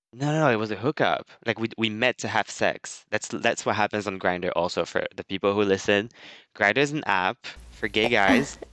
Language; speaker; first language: English; non-native, fluent; French